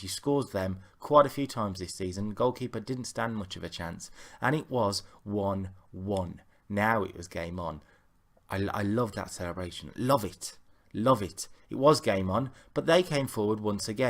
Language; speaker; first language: English; native; English